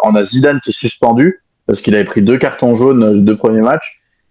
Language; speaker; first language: French; native; French